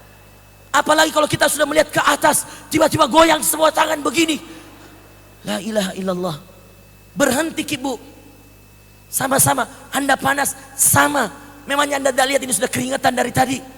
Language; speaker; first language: Indonesian; native; Indonesian